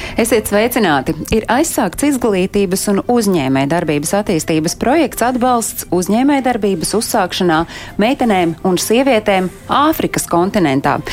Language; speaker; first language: Latvian; native; Latvian